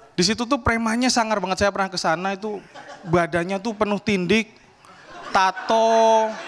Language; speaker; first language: Indonesian; native; Indonesian